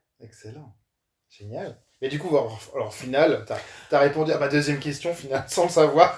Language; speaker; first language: French; native; French